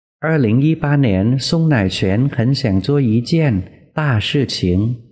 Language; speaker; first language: Chinese; non-native, fluent; Vietnamese